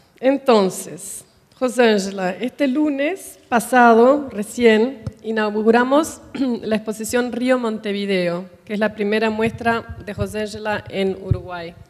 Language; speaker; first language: Spanish; native; Spanish